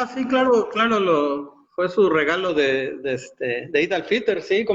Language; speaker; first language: Spanish; native; Spanish